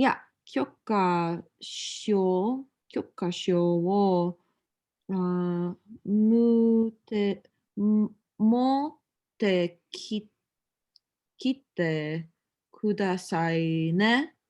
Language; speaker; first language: Japanese; non-native, learner; English